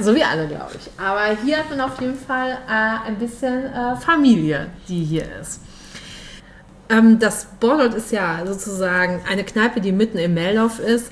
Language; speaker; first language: German; native; German